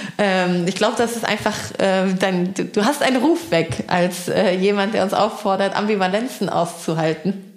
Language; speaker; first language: German; early bilingual, other home language; Persian